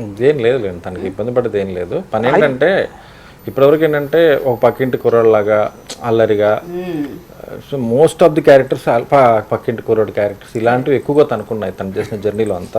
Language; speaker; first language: Telugu; native; Telugu